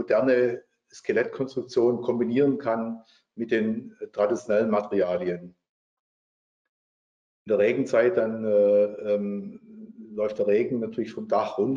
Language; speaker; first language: German; native; German